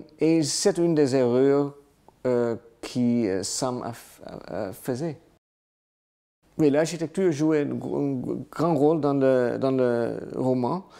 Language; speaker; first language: French; non-native, learner; Dutch